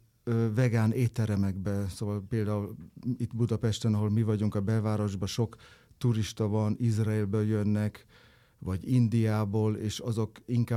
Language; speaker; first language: Hungarian; non-native, fluent; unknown